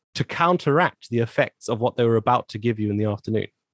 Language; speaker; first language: English; native; English